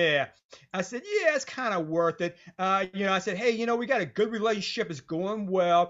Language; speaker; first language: English; native; English